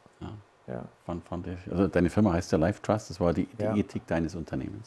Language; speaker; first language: German; native; German